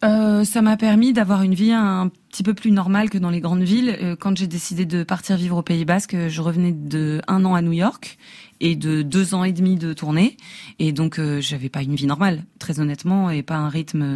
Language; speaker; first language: French; native; French